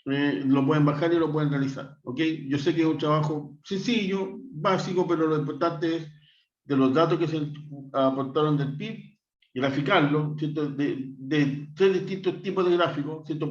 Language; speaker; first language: Spanish; native; Spanish